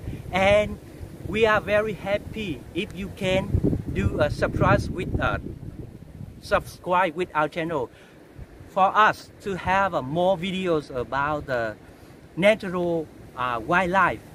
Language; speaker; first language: English; non-native, local second language; Vietnamese